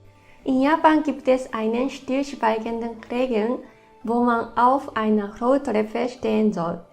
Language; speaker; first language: German; non-native, fluent; Japanese